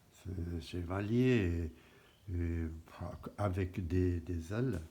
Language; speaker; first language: French; non-native, fluent; Spanish